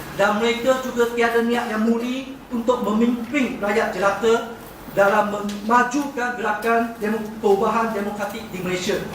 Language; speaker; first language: Malay; non-native, local second language; Chinese